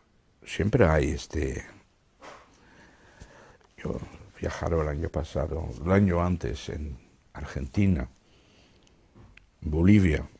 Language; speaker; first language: Spanish; non-native, fluent; Dutch